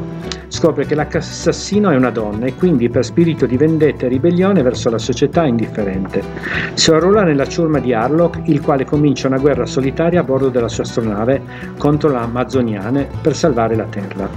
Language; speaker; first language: Italian; native; Italian